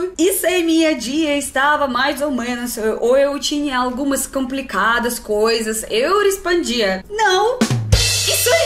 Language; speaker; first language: Portuguese; non-native, fluent; Russian